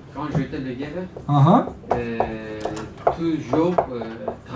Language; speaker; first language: French; non-native, learner; Kurdish